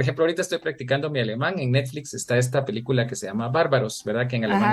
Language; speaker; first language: Spanish; native; Spanish